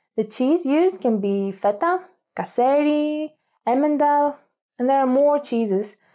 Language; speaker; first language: English; non-native, fluent; Greek